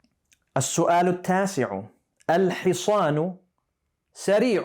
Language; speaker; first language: Arabic; non-native, fluent; English